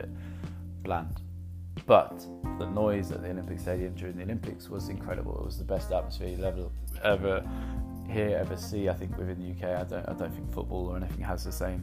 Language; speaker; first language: English; native; English